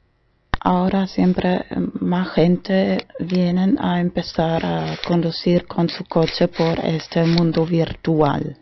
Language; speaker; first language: Spanish; non-native, fluent; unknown